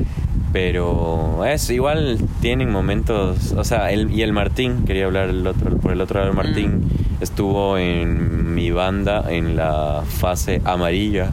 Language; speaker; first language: Spanish; native; Spanish